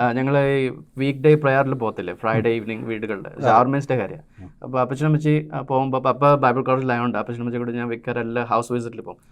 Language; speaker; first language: Malayalam; early bilingual, heritage; Malayalam